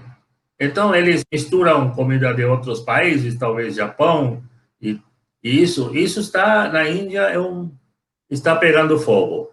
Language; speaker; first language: Portuguese; non-native, fluent; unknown